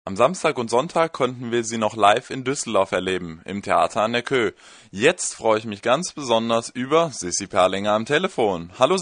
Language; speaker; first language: German; native; German